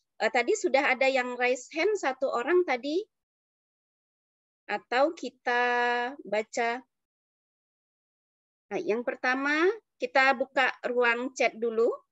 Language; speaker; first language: Indonesian; native; Indonesian